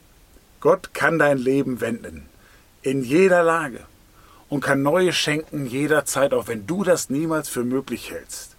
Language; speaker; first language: German; native; German